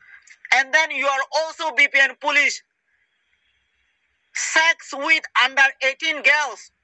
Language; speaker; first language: English; non-native, learner; Rohingya